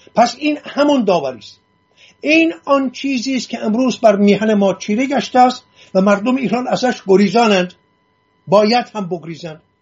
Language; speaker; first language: Persian; non-native, local second language; Assyrian Neo-Aramaic